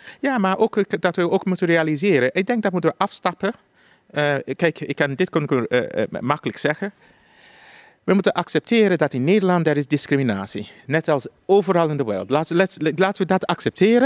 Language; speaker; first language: Dutch; non-native, fluent; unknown